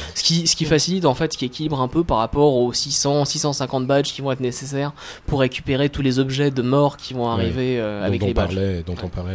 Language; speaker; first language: French; native; French